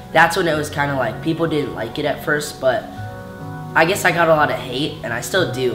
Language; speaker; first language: English; native; English